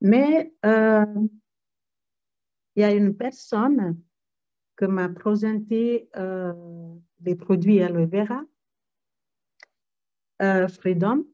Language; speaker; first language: French; non-native, fluent; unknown